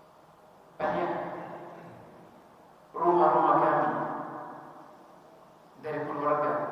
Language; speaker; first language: Indonesian; non-native, fluent; Arabic